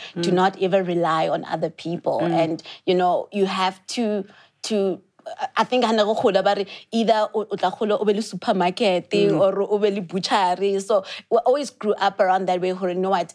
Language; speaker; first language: English; non-native, local second language; Southern Sotho